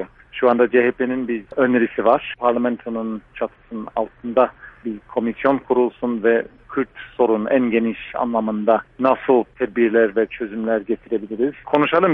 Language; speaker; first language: Turkish; non-native, fluent; English